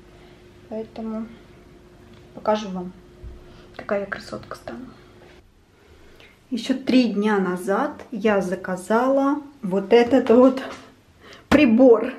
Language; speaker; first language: Russian; native; Russian